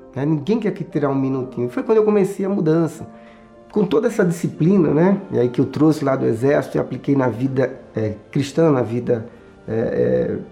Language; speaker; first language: Portuguese; native; Portuguese